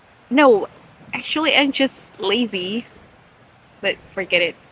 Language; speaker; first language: English; non-native, learner; Indonesian